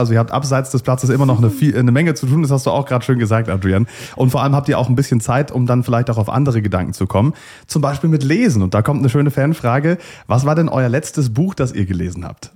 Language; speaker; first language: German; native; German